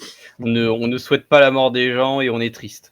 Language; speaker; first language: French; native; French